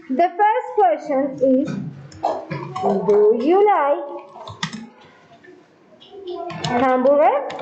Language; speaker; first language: English; non-native, learner; Spanish